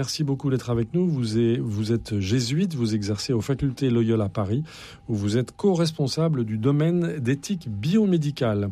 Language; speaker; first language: French; native; French